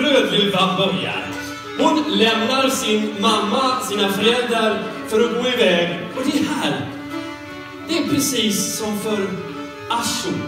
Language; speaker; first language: Swedish; native; Swedish